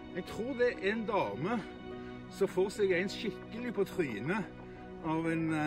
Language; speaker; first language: Norwegian; native; Norwegian